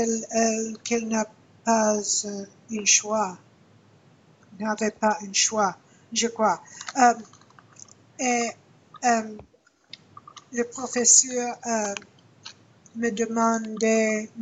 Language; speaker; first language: French; non-native, learner; English